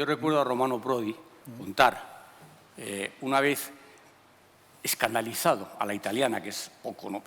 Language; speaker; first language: Spanish; native; Spanish